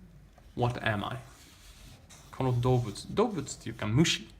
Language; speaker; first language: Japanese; non-native, learner; English